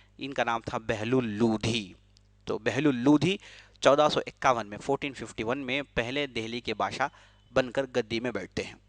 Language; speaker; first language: Urdu; native; Urdu